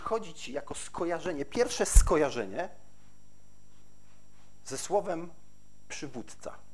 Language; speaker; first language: Polish; native; Polish